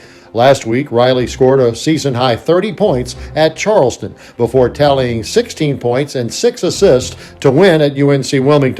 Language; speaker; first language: English; native; English